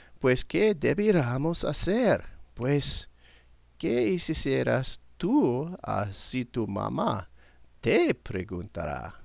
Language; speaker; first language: Spanish; non-native, learner; English